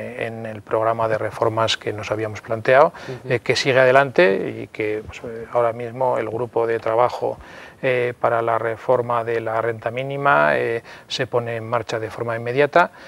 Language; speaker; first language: Spanish; native; Spanish